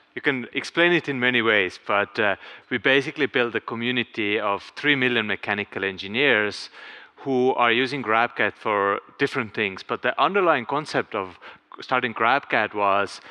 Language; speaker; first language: English; non-native, fluent; Estonian